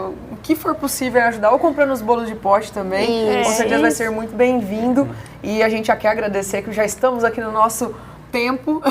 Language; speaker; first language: Portuguese; native; Portuguese